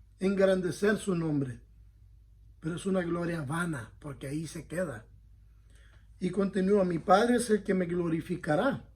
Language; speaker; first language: Spanish; early bilingual, heritage; Spanish